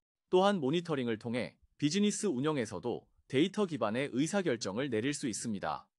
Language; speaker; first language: Korean; native; Korean